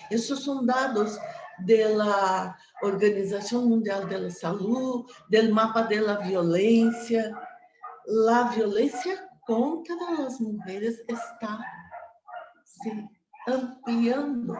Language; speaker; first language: Spanish; non-native, fluent; Portuguese